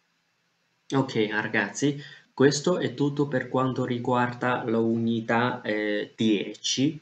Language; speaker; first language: Italian; non-native, fluent; Chinese